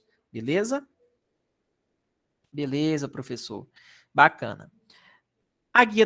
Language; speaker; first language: Portuguese; native; Portuguese